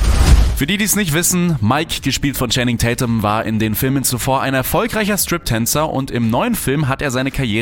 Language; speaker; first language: German; native; German